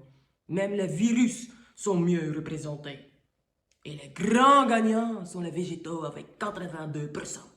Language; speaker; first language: French; native; French